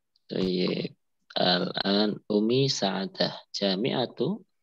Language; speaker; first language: Arabic; non-native, fluent; Indonesian